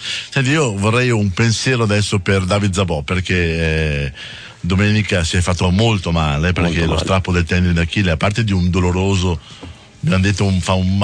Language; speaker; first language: Italian; native; Italian